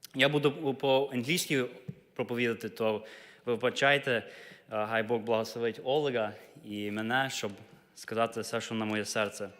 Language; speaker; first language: Ukrainian; early bilingual, heritage; Ukrainian